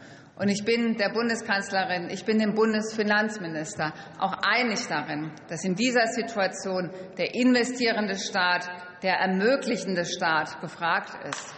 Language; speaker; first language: German; native; German